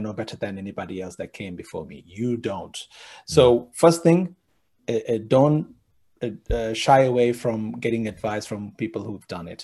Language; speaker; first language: English; non-native, local second language; Sinhala